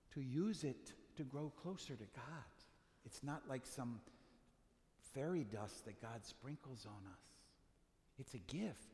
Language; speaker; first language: English; native; English